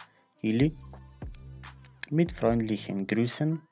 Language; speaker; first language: German; non-native, fluent; Macedonian